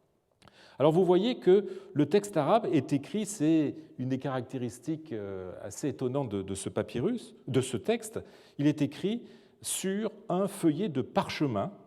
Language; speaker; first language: French; native; French